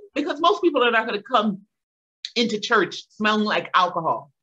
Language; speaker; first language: English; native; English